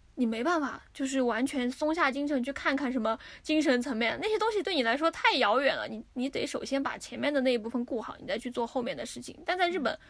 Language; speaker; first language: Chinese; native; Chinese